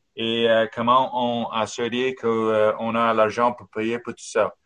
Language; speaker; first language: French; non-native, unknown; English